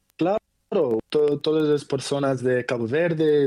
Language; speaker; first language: Spanish; non-native, learner; Portuguese